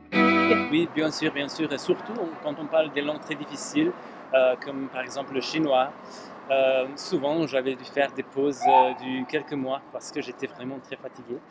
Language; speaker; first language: French; non-native, fluent; Slovak